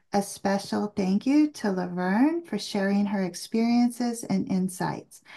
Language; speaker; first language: English; native; English